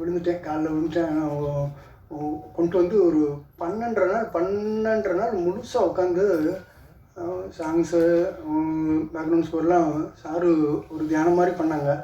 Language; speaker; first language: Tamil; native; Tamil